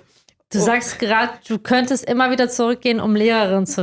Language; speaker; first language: German; native; German